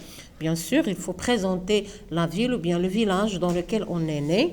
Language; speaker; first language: French; non-native, local second language; Arabic